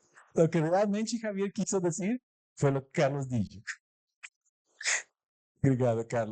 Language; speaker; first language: Portuguese; non-native, learner; Spanish